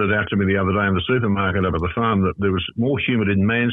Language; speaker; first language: English; native; English